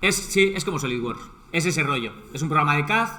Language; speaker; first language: Spanish; native; Spanish